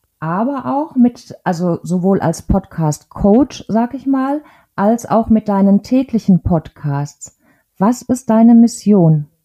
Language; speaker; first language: German; native; German